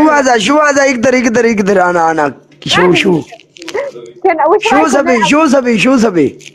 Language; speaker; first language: Arabic; non-native, learner; Punjabi